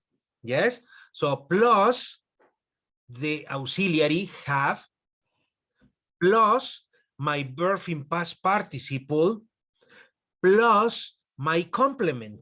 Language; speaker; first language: English; non-native, fluent; Spanish